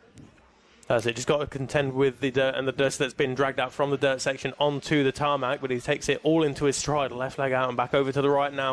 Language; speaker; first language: English; native; English